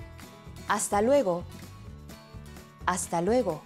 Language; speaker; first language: Spanish; non-native, fluent; Japanese